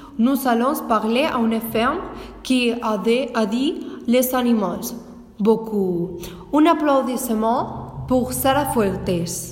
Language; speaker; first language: French; non-native, learner; Spanish